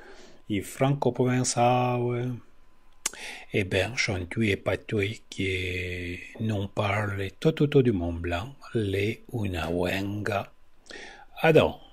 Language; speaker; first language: French; non-native, learner; Italian